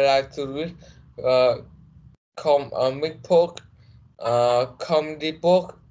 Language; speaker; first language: English; non-native, learner; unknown